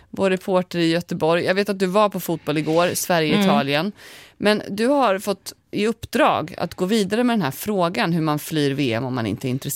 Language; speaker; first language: Swedish; native; Swedish